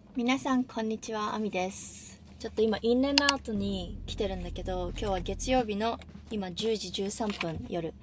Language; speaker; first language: Japanese; native; Japanese